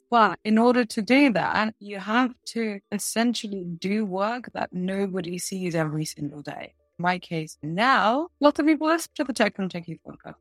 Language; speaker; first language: English; early bilingual, other home language; Russian